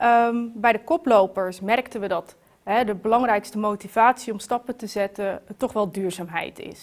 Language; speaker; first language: Dutch; native; Dutch